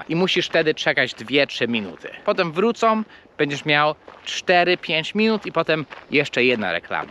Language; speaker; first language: Polish; non-native, fluent; English